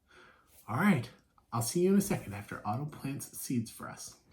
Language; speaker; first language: English; native; English